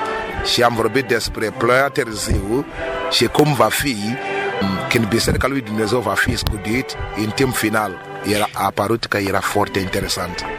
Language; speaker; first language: Romanian; non-native, learner; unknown